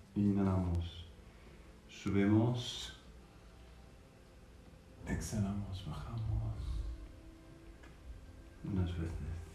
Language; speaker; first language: Spanish; non-native, fluent; English